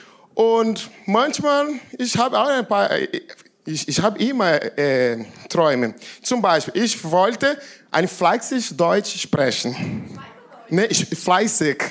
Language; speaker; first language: German; non-native, learner; Portuguese